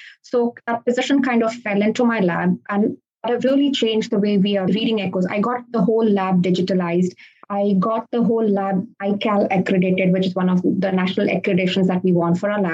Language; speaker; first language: English; non-native, local second language; Konkani